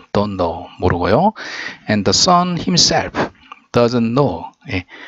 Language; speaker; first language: English; non-native, fluent; Korean